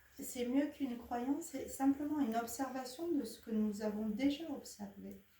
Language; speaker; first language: French; native; French